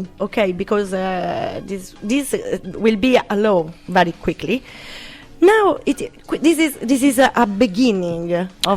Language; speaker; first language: English; non-native, learner; Italian